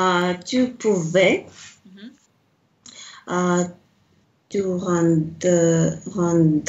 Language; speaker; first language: French; non-native, learner; Russian